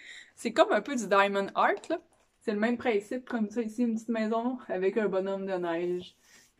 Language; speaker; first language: French; native; French